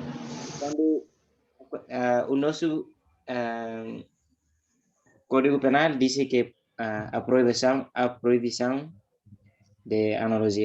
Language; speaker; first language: Portuguese; non-native, local second language; Tetum